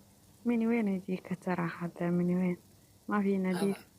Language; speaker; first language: Arabic; non-native, learner; Oromo